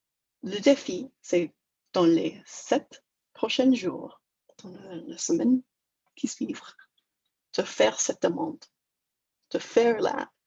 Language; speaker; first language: French; non-native, fluent; English